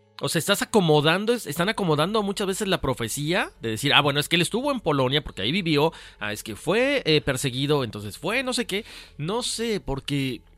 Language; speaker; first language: Spanish; native; Spanish